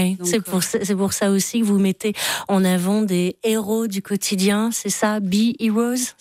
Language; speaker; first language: French; native; French